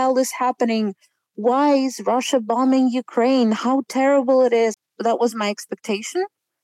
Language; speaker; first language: English; non-native, fluent; Russian